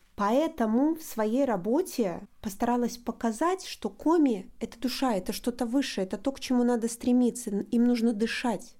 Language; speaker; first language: Russian; native; Russian